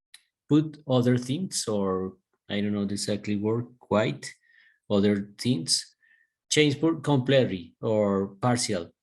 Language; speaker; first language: English; non-native, learner; Spanish